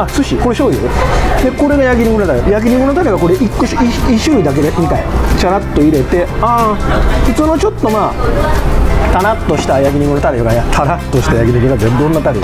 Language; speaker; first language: Japanese; native; Japanese